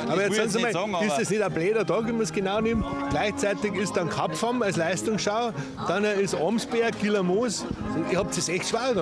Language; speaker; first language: German; native; German